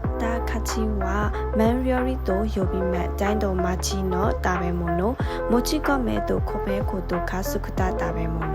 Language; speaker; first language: Japanese; non-native, learner; Burmese